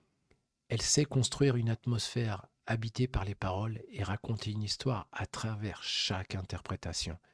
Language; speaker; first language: French; native; French